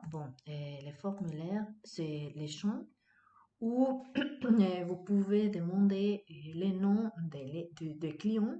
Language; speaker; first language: French; non-native, fluent; Spanish